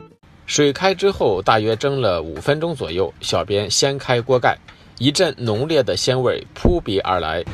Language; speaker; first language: Chinese; native; Chinese